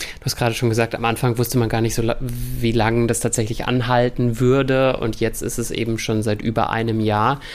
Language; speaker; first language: German; native; German